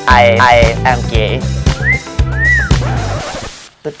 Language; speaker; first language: Thai; native; Thai